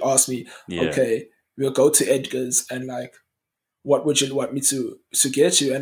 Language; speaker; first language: English; native; English